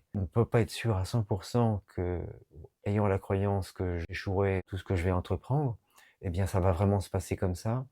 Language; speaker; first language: French; native; French